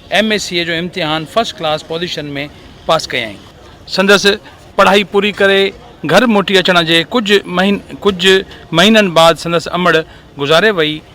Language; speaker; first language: Sindhi; native; Sindhi